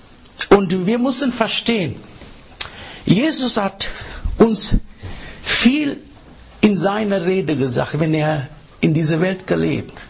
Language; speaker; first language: German; non-native, fluent; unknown